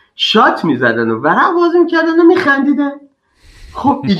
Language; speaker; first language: Persian; native; Persian